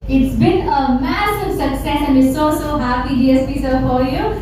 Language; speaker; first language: English; non-native, local second language; Tamil